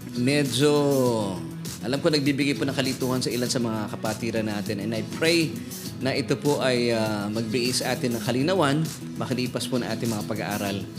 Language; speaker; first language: Filipino; native; Filipino